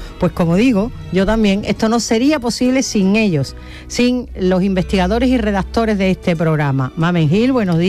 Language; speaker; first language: Spanish; native; Spanish